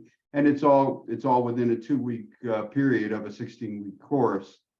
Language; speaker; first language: English; native; English